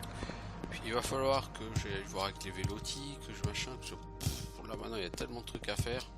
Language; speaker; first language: French; native; French